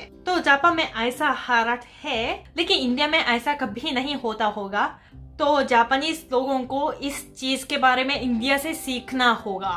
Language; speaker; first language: Hindi; non-native, fluent; Japanese